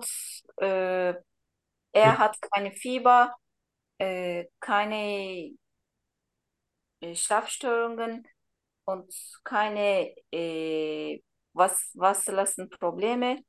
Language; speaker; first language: German; non-native, learner; Turkish